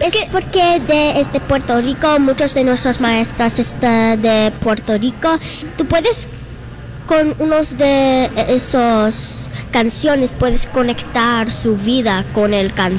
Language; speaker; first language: Spanish; non-native, learner; English